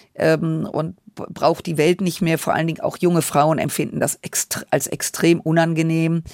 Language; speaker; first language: German; native; German